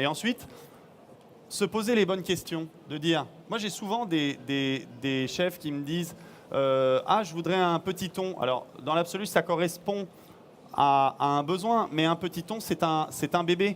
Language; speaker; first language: French; native; French